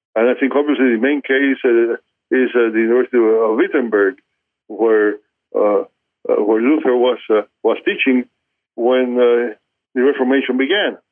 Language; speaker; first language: English; non-native, fluent; Spanish